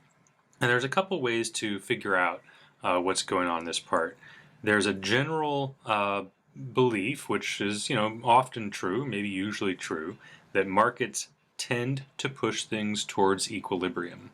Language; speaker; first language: English; native; English